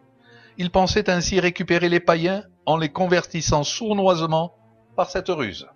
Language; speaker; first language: French; native; French